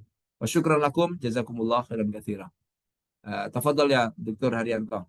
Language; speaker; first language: Arabic; non-native, fluent; Indonesian